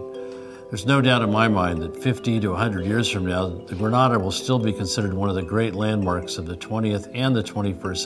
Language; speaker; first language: English; native; English